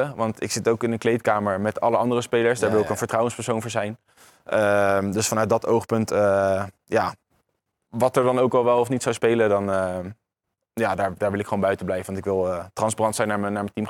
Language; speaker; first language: Dutch; native; Dutch